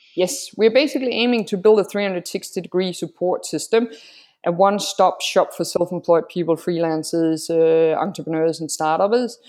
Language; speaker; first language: English; non-native, fluent; Danish